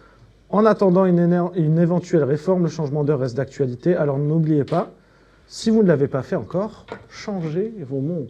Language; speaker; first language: French; native; French